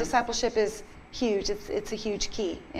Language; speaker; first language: English; native; English